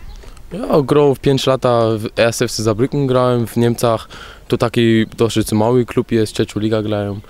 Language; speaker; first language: Polish; early bilingual, heritage; Polish